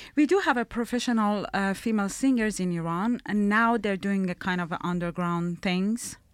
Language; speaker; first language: English; non-native, fluent; Persian